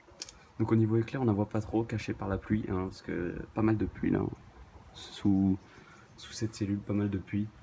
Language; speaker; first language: French; native; French